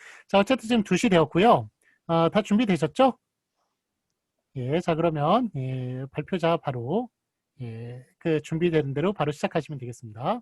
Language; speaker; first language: Korean; native; Korean